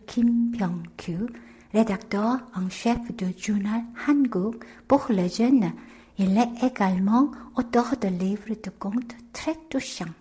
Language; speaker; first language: French; non-native, fluent; Korean